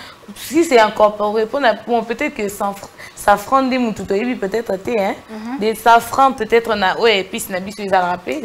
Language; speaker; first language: French; non-native, local second language; Lingala